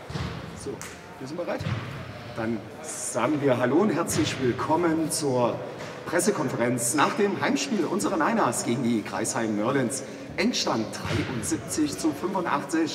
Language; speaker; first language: German; native; German